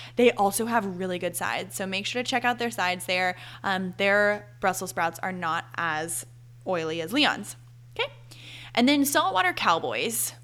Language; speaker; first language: English; native; English